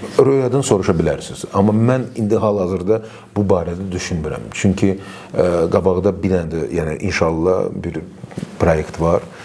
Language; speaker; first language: Azerbaijani; non-native, local second language; Russian